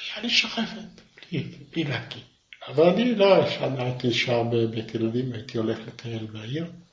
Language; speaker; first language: Hebrew; non-native, fluent; Yiddish